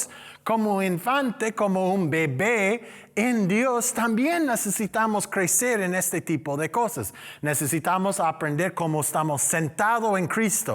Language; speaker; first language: Spanish; non-native, learner; English